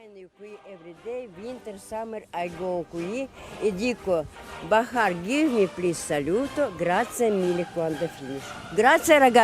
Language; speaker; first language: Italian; non-native, learner; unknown